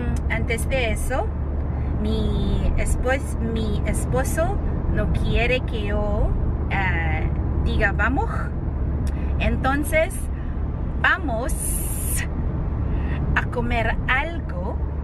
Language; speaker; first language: Spanish; non-native, learner; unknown